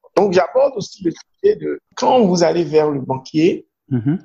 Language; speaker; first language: French; non-native, local second language; Fon